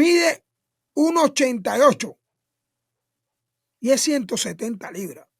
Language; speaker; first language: Spanish; native; Spanish